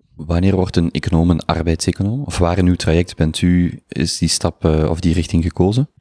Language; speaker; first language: Dutch; native; Dutch